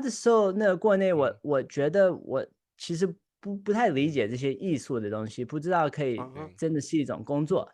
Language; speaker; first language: Chinese; early bilingual, heritage; Chinese